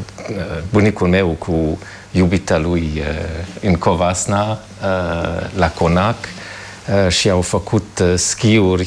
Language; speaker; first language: Romanian; non-native, fluent; German